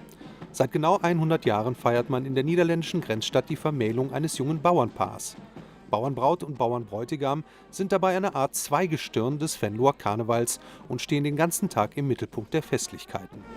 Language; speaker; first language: German; native; German